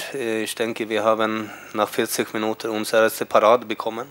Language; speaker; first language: German; non-native, learner; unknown